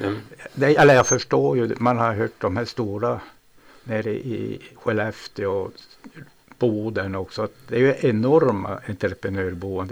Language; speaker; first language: Swedish; native; Swedish